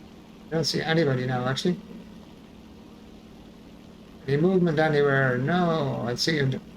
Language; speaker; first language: English; native; English